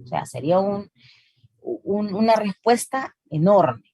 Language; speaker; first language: Spanish; native; Spanish